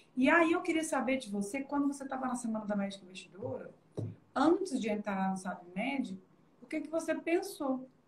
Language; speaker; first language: Portuguese; native; Portuguese